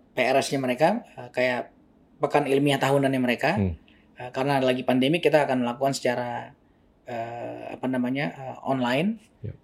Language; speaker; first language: Indonesian; native; Indonesian